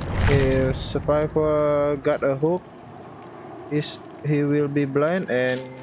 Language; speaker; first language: English; non-native, learner; Indonesian